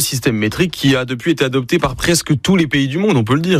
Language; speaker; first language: French; native; French